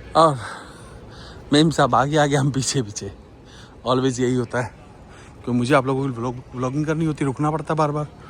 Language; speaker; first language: Hindi; native; Hindi